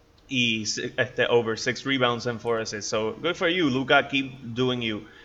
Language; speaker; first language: English; non-native, local second language; Spanish